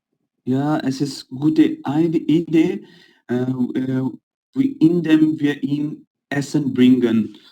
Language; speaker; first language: German; non-native, learner; Urdu